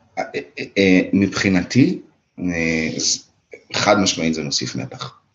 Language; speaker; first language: Hebrew; early bilingual, other home language; Russian